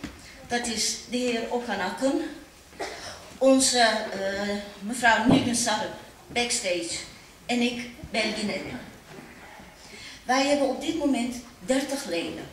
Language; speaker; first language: Dutch; early bilingual, other home language; Turkish